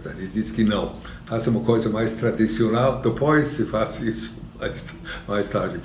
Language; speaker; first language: Portuguese; non-native, fluent; English